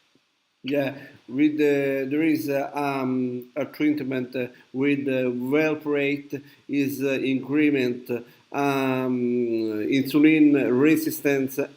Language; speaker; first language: English; non-native, learner; Italian